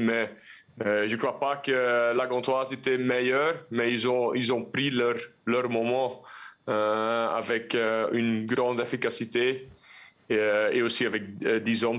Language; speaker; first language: French; non-native, local second language; Dutch